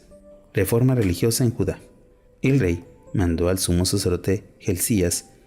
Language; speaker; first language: Spanish; native; Spanish